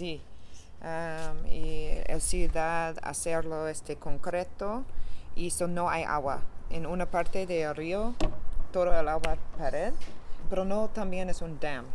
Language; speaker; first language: Spanish; non-native, learner; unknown